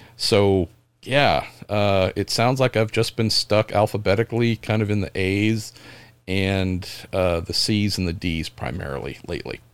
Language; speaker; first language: English; native; English